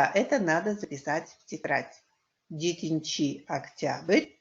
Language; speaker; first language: Russian; non-native, local second language; Kyrgyz